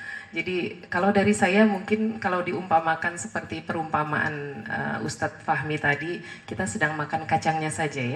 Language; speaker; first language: Indonesian; native; Indonesian